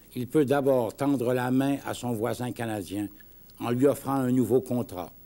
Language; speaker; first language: French; native; French